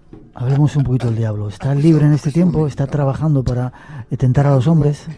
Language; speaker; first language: Spanish; native; Spanish